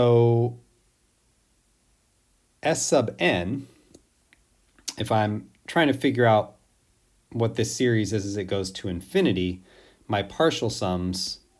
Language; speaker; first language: English; native; English